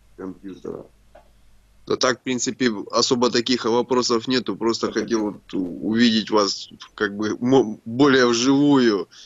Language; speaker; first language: Russian; native; Russian